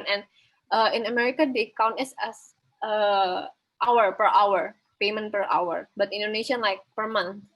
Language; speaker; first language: English; non-native, fluent; Indonesian